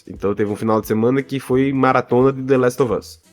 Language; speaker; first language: Portuguese; native; Portuguese